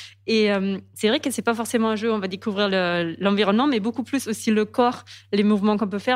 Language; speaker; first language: French; non-native, fluent; German